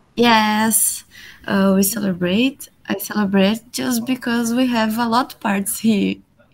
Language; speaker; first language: English; non-native, learner; Portuguese